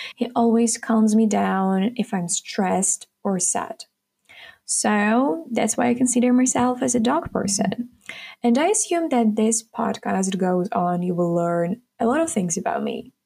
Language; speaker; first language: English; non-native, fluent; Ukrainian